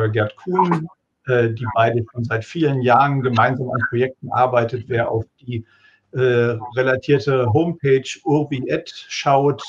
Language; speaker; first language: German; native; German